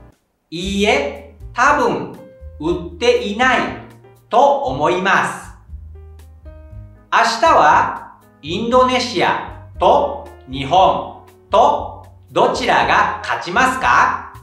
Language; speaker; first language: Japanese; non-native, fluent; Indonesian